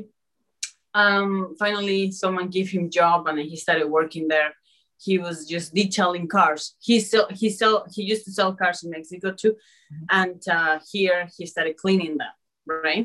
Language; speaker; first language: English; early bilingual, other home language; Spanish